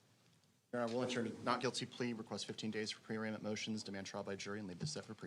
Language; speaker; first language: English; native; English